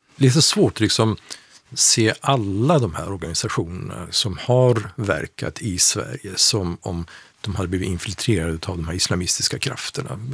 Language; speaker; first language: Swedish; non-native, fluent; Persian